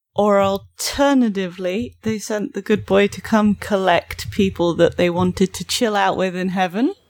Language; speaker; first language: English; native; English